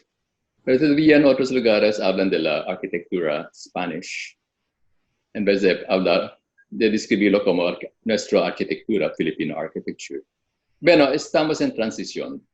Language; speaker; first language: Spanish; non-native, fluent; Filipino